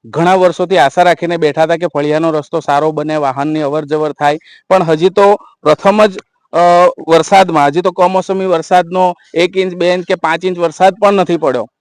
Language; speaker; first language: Gujarati; native; Gujarati